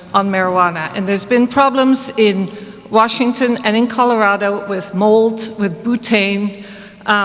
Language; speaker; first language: English; non-native, fluent; Dutch